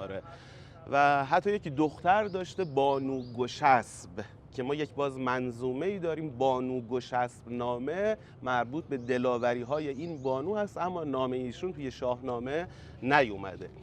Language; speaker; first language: Persian; native; Persian